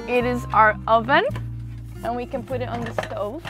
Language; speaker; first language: English; non-native, fluent; Dutch